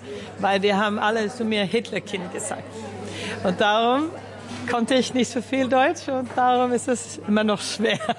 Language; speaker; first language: German; early bilingual, heritage; German